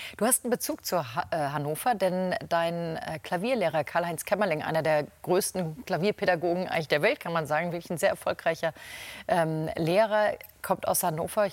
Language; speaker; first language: German; native; German